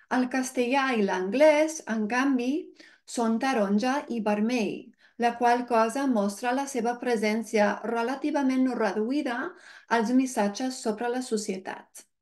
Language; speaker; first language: Catalan; non-native, fluent; English